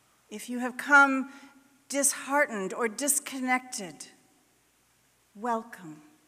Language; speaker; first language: English; native; English